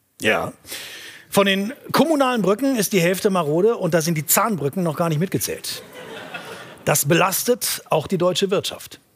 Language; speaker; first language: German; native; German